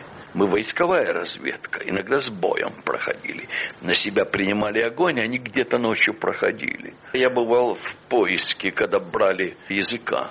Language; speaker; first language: Russian; native; Russian